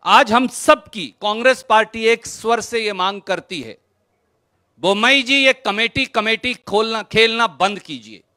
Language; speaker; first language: Hindi; native; Hindi